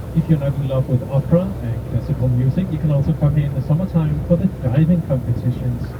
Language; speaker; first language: English; non-native, fluent; Danish